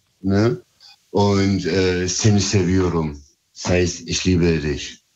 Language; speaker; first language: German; early bilingual, other home language; Turkish